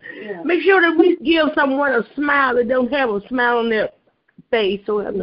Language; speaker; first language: English; native; English